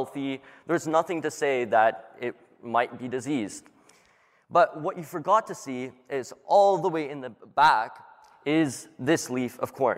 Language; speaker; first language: English; native; English